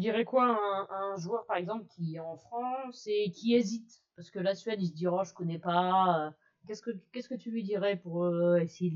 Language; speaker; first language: French; native; French